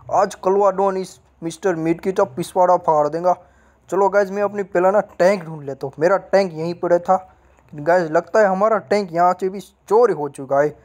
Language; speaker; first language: Hindi; non-native, local second language; Gujarati